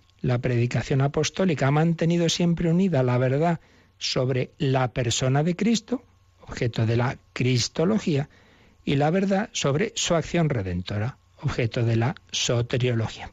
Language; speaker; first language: Spanish; native; Spanish